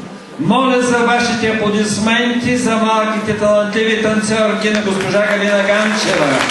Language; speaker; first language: Bulgarian; native; Bulgarian